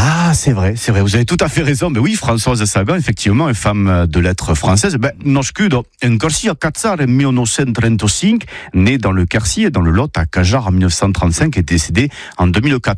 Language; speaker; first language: French; native; French